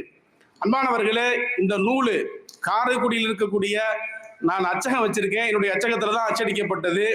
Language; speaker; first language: Tamil; native; Tamil